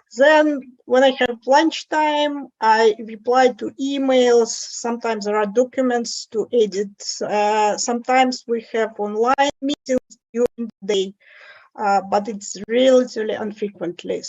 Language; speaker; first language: English; non-native, fluent; Russian